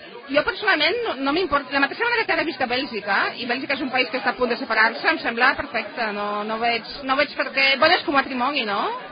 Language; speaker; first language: Catalan; non-native, fluent; Polish